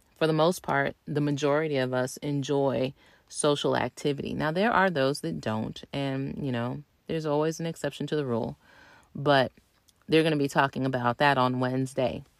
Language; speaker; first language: English; native; English